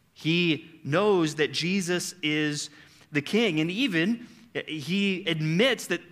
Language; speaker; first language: English; native; English